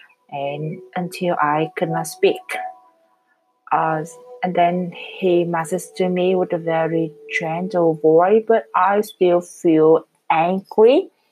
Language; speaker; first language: English; non-native, learner; Vietnamese